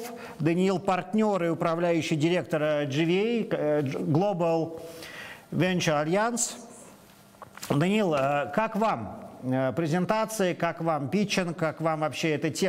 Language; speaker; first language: Russian; native; Russian